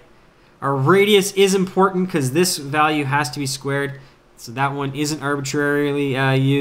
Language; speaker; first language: English; native; English